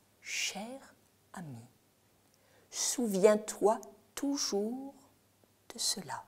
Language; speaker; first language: French; native; French